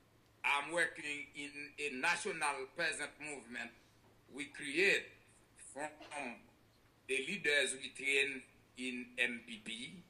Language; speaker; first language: English; non-native, learner; Haitian Creole